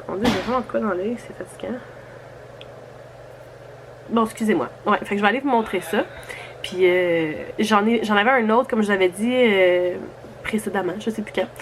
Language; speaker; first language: French; native; French